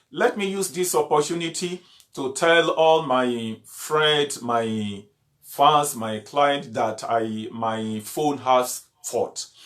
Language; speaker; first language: English; non-native, local second language; Yoruba